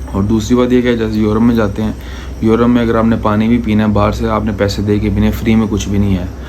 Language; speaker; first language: Urdu; non-native, local second language; Punjabi